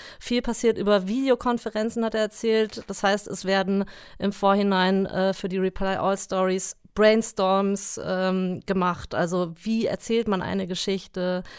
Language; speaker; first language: German; native; German